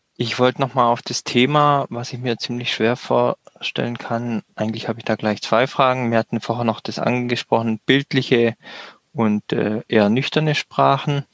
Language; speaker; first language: German; native; German